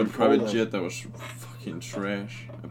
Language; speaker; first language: English; non-native, fluent; Danish